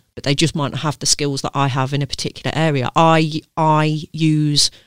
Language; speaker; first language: English; native; English